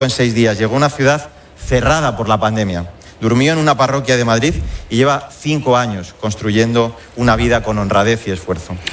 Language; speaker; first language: Spanish; native; Spanish